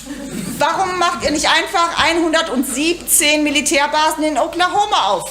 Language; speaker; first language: German; native; German